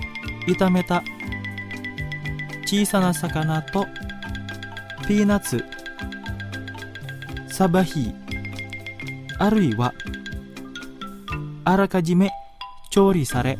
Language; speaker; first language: Japanese; non-native, fluent; Indonesian